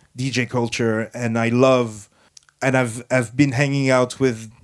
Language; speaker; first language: English; non-native, fluent; French